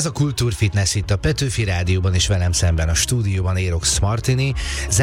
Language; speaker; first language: Hungarian; native; Hungarian